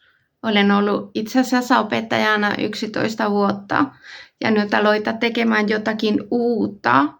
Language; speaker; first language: Finnish; non-native, fluent; Spanish